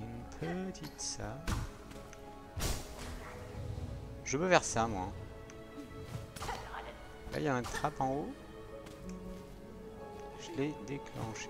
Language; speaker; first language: French; native; French